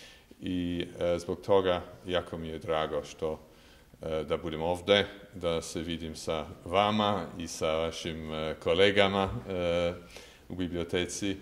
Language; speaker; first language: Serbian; non-native, fluent; English